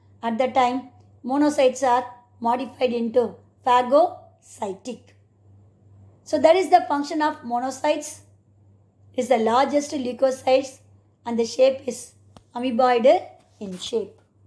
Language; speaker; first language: English; non-native, local second language; Tamil